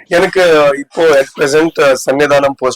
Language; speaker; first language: Tamil; non-native, learner; Tulu